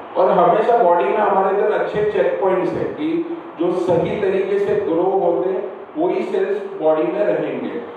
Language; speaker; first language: Hindi; non-native, local second language; Marathi